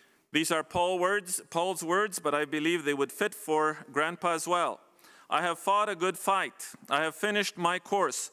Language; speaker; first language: English; non-native, fluent; Plautdietsch